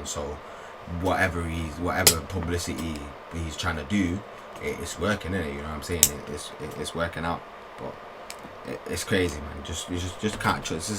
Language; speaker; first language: English; native; English